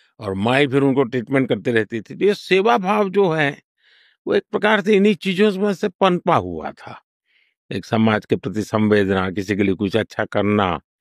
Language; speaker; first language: Hindi; non-native, local second language; Gujarati